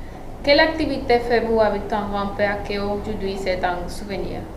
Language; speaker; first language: French; non-native, learner; Spanish